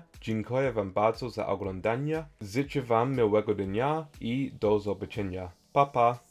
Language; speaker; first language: Polish; non-native, learner; English